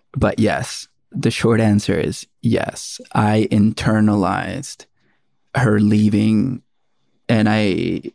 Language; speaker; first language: English; early bilingual, other home language; Spanish